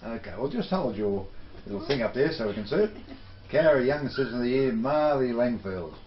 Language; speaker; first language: English; native; English